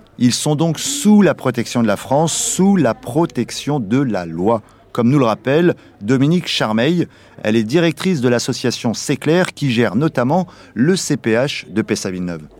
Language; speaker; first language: French; native; French